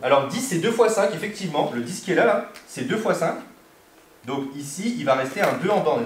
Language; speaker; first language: French; native; French